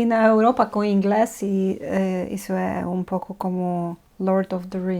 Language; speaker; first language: Portuguese; non-native, fluent; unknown